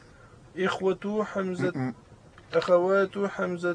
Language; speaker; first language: Arabic; non-native, learner; French